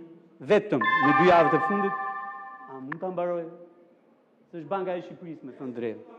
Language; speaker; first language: Albanian; native; Albanian